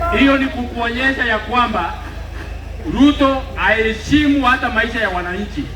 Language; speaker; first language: Swahili; non-native, local second language; Gusii